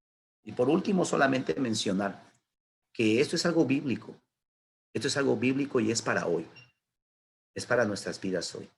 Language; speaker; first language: Spanish; native; Spanish